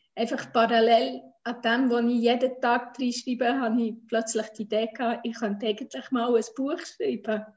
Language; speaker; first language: German; non-native, fluent; Swiss German